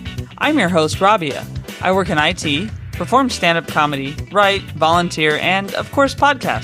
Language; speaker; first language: English; native; English